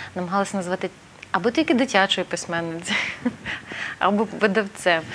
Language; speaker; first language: Ukrainian; native; Ukrainian